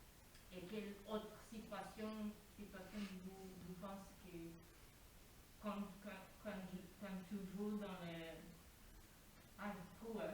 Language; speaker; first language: French; non-native, learner; Portuguese